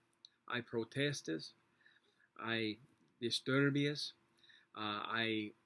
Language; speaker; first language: Spanish; non-native, learner; English